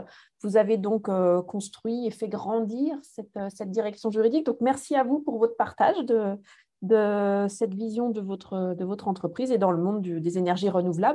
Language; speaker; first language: French; native; French